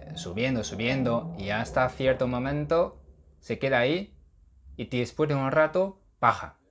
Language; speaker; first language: Spanish; non-native, fluent; Chinese